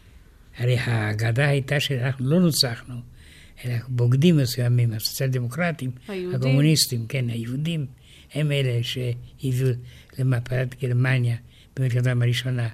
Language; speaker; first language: Hebrew; non-native, fluent; Romanian